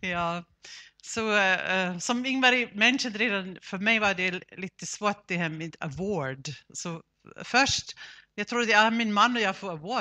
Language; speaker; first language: Swedish; non-native, fluent; German